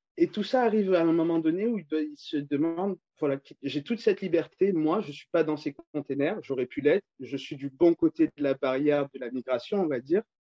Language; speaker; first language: French; native; French